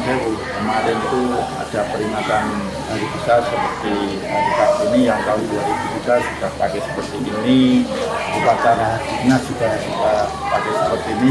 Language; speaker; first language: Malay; non-native, local second language; Javanese